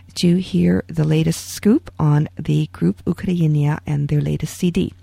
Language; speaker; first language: English; early bilingual, other home language; Ukrainian